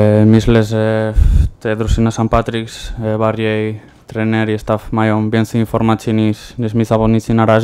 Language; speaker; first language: Polish; non-native, learner; Spanish